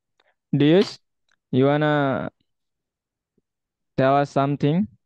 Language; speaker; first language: English; non-native, fluent; Indonesian